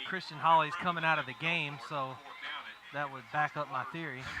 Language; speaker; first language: English; native; English